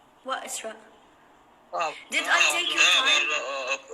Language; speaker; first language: English; non-native, fluent; Somali